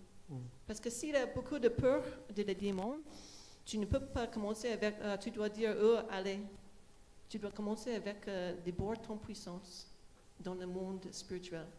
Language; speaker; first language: French; non-native, fluent; English